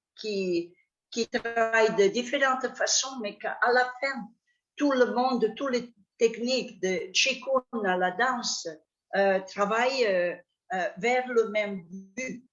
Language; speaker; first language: French; non-native, fluent; Catalan